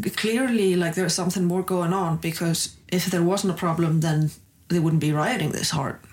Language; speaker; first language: English; non-native, fluent; Icelandic